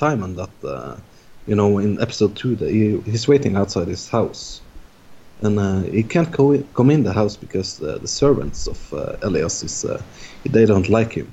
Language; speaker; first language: English; non-native, fluent; Norwegian